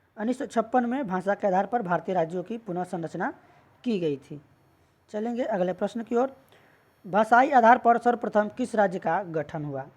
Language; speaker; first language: Hindi; native; Hindi